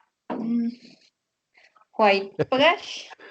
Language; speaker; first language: English; non-native, learner; Spanish